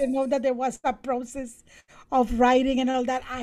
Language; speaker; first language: English; non-native, fluent; Spanish